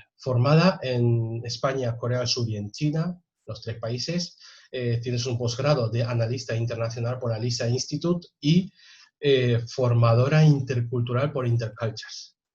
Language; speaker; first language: Spanish; native; Spanish